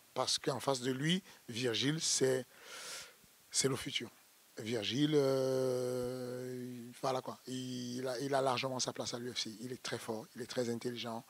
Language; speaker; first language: French; native; French